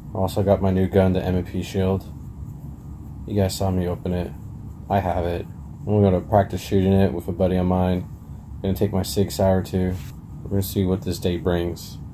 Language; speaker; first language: English; native; English